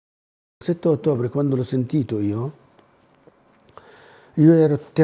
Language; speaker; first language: Italian; non-native, fluent; Arabic